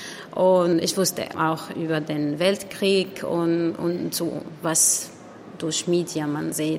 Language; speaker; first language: German; non-native, learner; Arabic